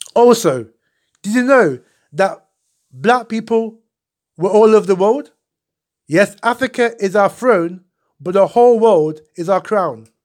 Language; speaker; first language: English; non-native, local second language; Akan